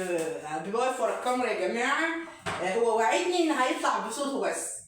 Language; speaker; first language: Arabic; native; Arabic